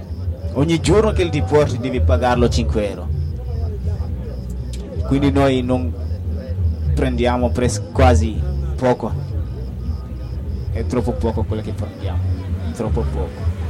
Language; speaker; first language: Italian; non-native, learner; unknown